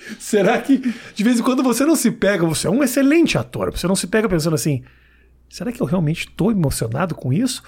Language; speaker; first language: Portuguese; native; Portuguese